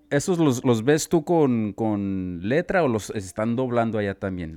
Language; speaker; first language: Spanish; early bilingual, heritage; Spanish